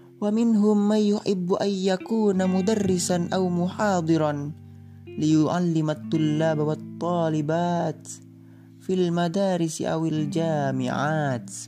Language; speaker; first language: Arabic; non-native, learner; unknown